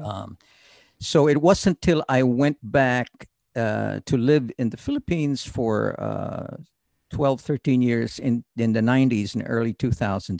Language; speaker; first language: English; early bilingual, other home language; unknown